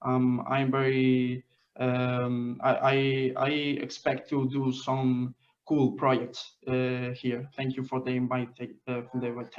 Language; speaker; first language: English; non-native, fluent; Spanish